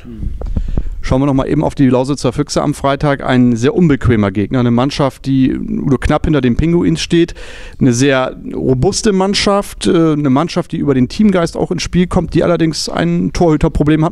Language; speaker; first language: German; native; German